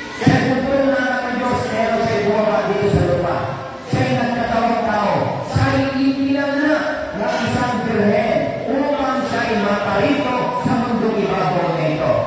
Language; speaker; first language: Filipino; non-native, local second language; Iloko